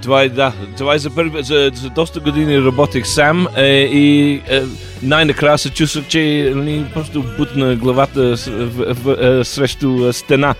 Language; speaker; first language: Bulgarian; non-native, learner; English